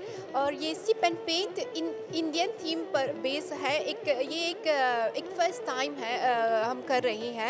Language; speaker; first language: Hindi; non-native, local second language; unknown